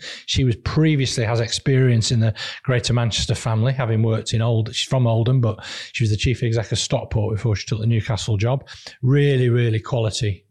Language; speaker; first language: English; native; English